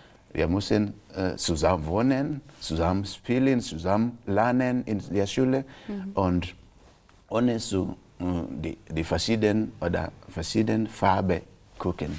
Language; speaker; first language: German; non-native, local second language; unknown